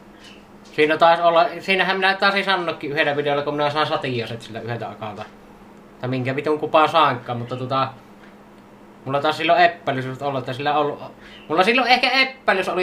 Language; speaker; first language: Finnish; native; Finnish